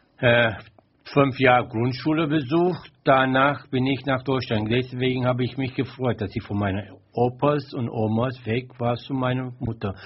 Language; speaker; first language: German; non-native, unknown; Turkish